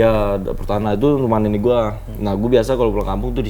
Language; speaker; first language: Indonesian; native; Indonesian